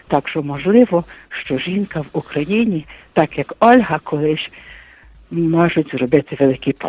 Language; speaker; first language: Ukrainian; early bilingual, heritage; Ukrainian